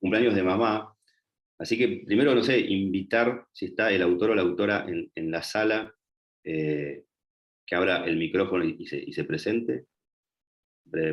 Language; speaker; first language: Spanish; native; Spanish